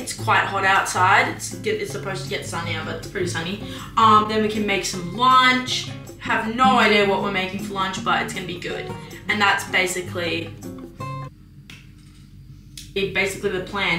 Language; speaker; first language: English; native; English